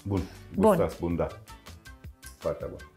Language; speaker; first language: Romanian; non-native, learner; Turkish